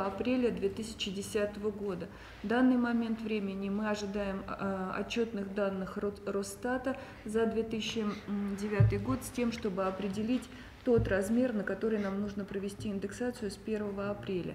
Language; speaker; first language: Russian; native; Russian